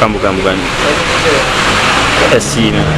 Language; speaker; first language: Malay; non-native, local second language; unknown